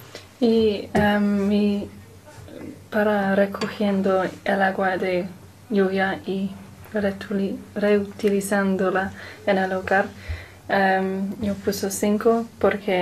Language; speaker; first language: Spanish; non-native, learner; English